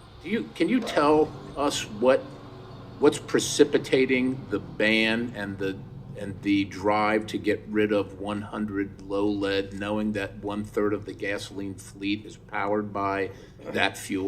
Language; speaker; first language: English; native; English